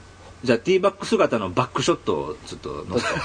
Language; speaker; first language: Japanese; native; Japanese